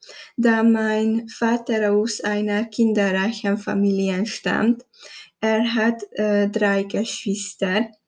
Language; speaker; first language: German; non-native, learner; Hungarian